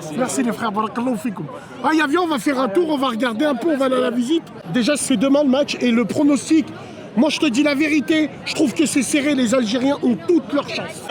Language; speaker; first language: French; early bilingual, other home language; Arabic